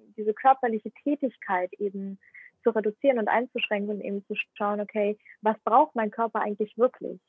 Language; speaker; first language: German; non-native, fluent; Ukrainian